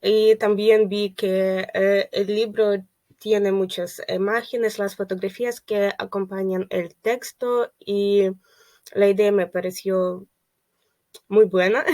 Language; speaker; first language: Spanish; non-native, fluent; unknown